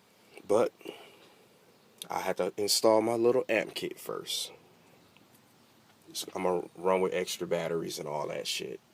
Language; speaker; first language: English; native; English